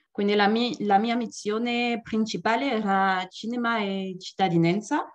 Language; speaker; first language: Italian; non-native, learner; French